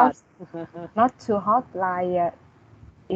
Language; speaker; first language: English; non-native, learner; Vietnamese